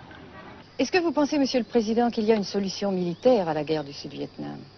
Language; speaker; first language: French; native; French